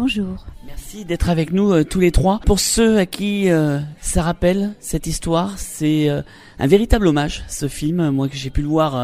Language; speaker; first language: French; native; French